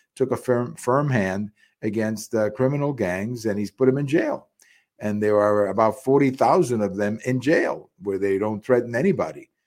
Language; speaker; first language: English; native; English